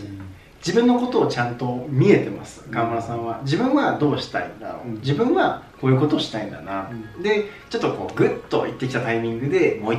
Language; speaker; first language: Japanese; native; Japanese